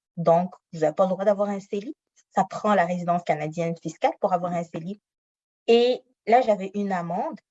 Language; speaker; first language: French; non-native, local second language; Arabic